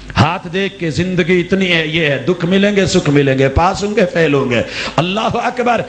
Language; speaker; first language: Urdu; non-native, local second language; Punjabi